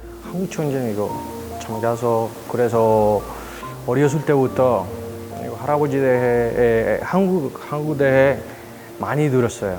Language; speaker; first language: Korean; non-native, learner; Spanish